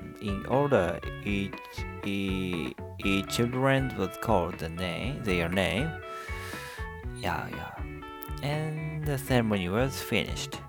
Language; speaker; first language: English; non-native, learner; Japanese